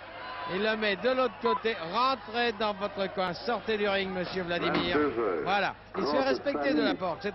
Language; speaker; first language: French; native; French